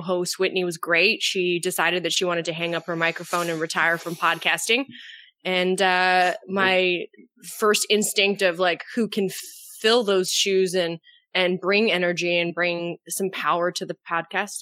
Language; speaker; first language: English; native; English